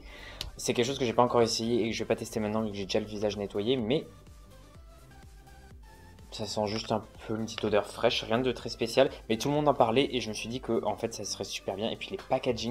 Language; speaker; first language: French; native; French